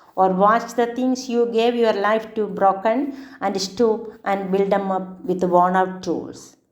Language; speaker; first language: English; non-native, local second language; Malayalam